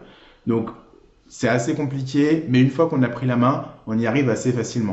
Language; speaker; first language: French; native; French